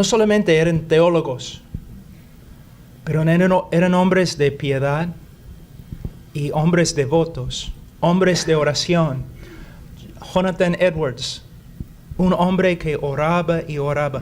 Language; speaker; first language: Spanish; non-native, fluent; English